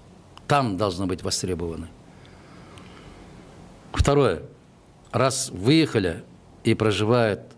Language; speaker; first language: Russian; non-native, local second language; Kyrgyz